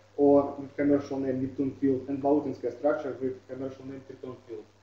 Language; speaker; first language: English; non-native, fluent; Russian